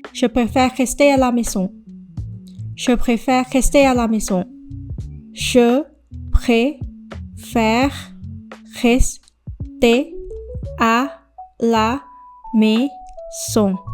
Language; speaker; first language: French; non-native, fluent; Thai